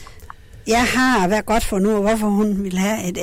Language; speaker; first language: Danish; native; Danish